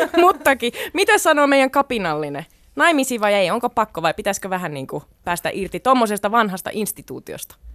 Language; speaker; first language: Finnish; early bilingual, other home language; Sinhala